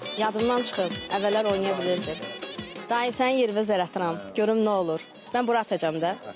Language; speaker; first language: Azerbaijani; native; Azerbaijani